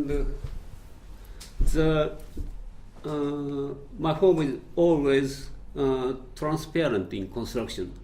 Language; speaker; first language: English; non-native, fluent; Japanese